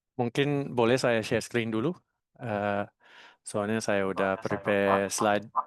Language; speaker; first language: Indonesian; non-native, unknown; English